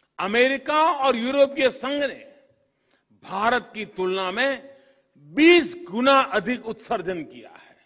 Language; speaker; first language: Hindi; non-native, local second language; Gujarati